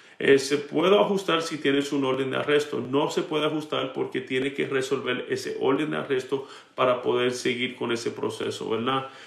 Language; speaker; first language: Spanish; early bilingual, heritage; Spanish